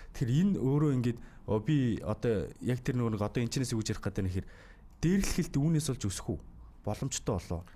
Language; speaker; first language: Mongolian; native; Mongolian